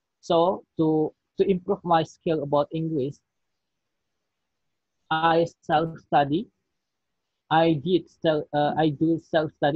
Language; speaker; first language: English; non-native, learner; Indonesian